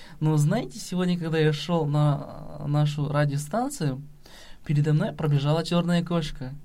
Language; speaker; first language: Russian; non-native, local second language; Kazakh